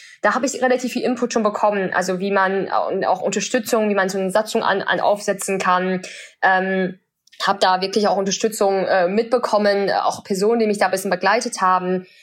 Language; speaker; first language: German; early bilingual, other home language; Chinese